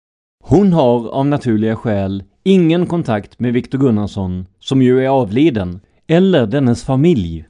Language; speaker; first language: Swedish; native; Swedish